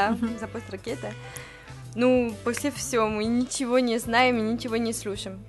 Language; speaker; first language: Russian; non-native, learner; French